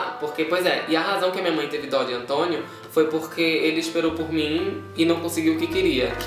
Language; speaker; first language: Portuguese; native; Portuguese